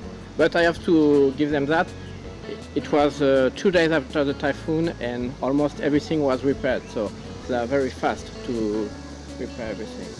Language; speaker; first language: English; non-native, learner; French